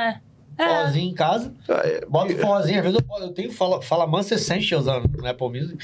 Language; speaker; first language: Portuguese; native; Portuguese